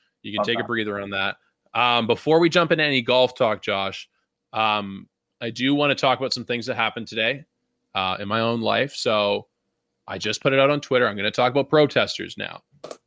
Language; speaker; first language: English; native; English